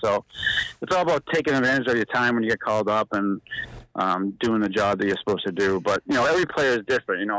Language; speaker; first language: English; native; English